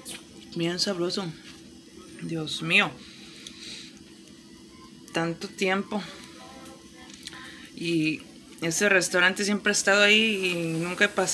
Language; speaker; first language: Spanish; early bilingual, heritage; Spanish